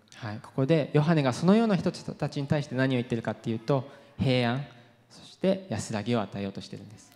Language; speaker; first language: Japanese; non-native, fluent; English